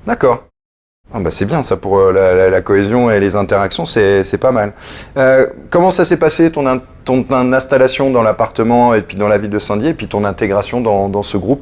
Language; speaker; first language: French; native; French